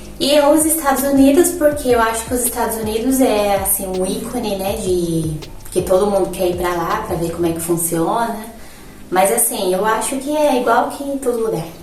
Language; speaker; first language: Portuguese; native; Portuguese